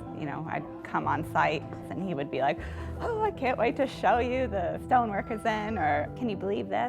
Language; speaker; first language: English; native; English